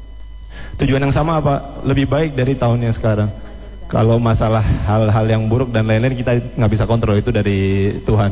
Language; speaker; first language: Indonesian; native; Indonesian